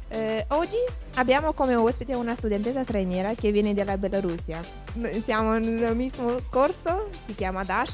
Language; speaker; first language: Italian; non-native, learner; Romanian